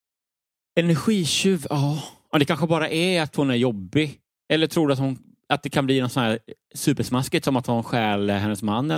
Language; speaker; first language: Swedish; native; Swedish